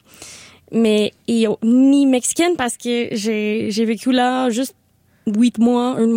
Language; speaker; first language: French; non-native, local second language; Spanish